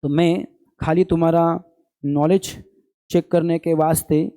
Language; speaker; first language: Hindi; non-native, local second language; Marathi